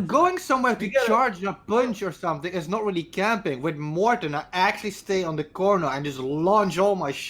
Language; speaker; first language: English; native; English